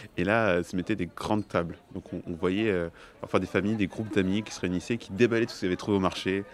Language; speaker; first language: French; native; French